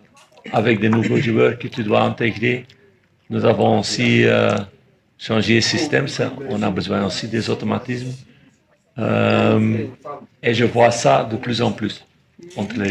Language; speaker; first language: French; non-native, fluent; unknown